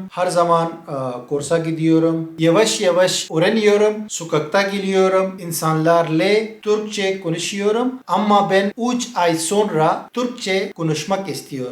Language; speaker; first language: Turkish; non-native, learner; Pashto